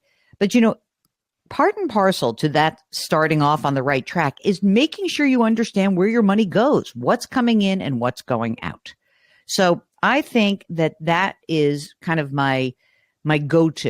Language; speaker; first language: English; native; English